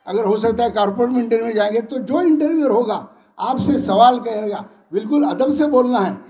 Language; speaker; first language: Hindi; non-native, local second language; Marathi